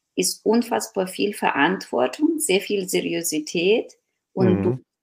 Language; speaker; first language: German; non-native, fluent; Ukrainian